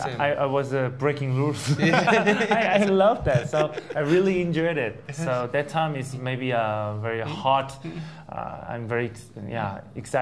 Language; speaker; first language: English; non-native, learner; Korean